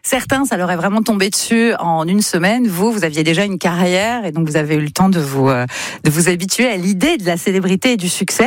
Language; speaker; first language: French; native; French